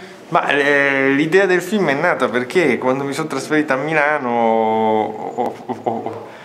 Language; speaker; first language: Italian; native; Italian